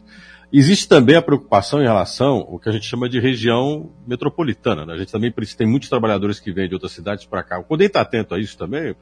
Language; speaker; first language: Portuguese; native; Portuguese